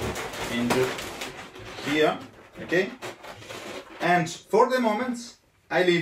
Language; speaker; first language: English; non-native, learner; Italian